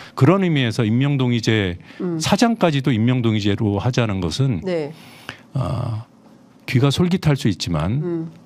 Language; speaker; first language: Korean; native; Korean